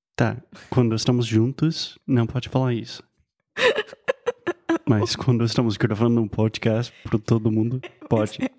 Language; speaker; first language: Portuguese; non-native, fluent; English